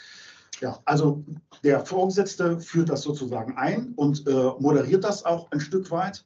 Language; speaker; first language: German; native; German